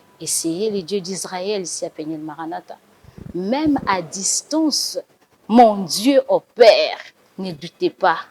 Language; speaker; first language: French; non-native, local second language; Lingala